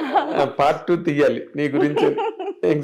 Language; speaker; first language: Telugu; native; Telugu